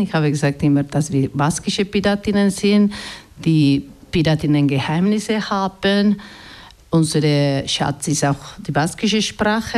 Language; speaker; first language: German; non-native, fluent; Basque